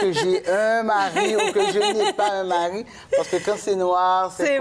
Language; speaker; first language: French; native; French